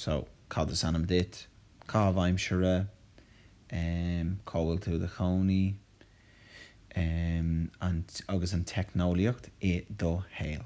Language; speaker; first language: Irish; non-native, local second language; English